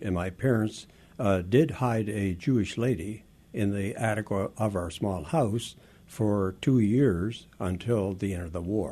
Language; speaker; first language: English; early bilingual, other home language; Western Frisian